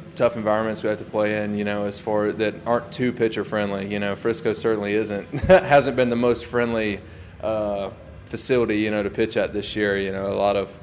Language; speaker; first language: English; native; English